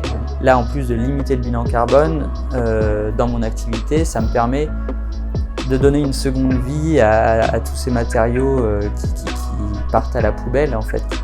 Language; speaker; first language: French; native; French